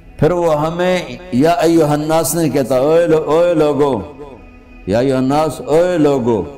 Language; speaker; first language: Urdu; non-native, local second language; Punjabi